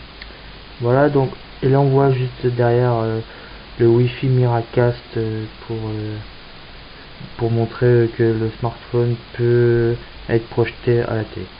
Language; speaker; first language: French; native; French